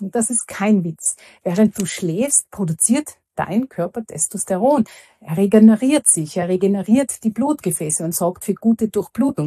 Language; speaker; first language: German; native; German